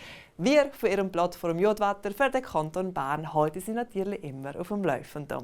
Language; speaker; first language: German; native; German